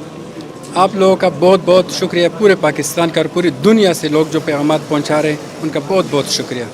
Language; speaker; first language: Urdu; non-native, local second language; Pashto